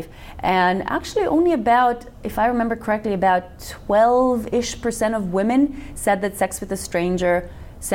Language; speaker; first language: English; non-native, fluent; Macedonian